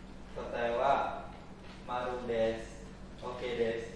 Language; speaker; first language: Japanese; non-native, learner; Indonesian